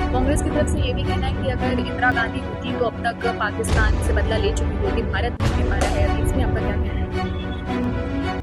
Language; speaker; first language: Hindi; native; Hindi